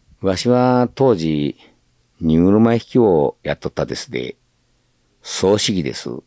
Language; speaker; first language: Japanese; native; Japanese